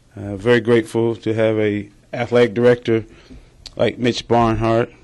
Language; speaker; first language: English; native; English